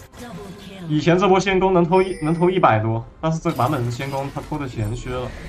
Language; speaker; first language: Chinese; native; Chinese